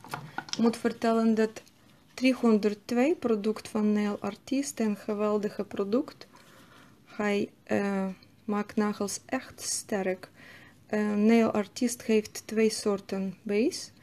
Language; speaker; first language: Dutch; non-native, learner; Russian